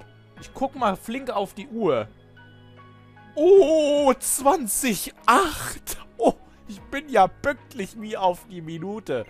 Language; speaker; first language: German; native; German